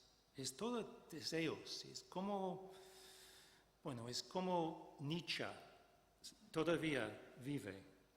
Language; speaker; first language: Spanish; non-native, fluent; English